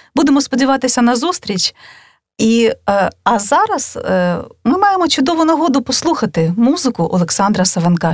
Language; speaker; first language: Ukrainian; native; Ukrainian